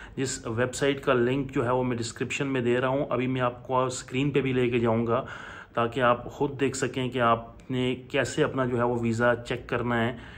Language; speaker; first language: Urdu; non-native, local second language; Punjabi